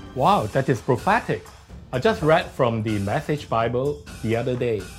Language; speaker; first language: English; non-native, local second language; Cantonese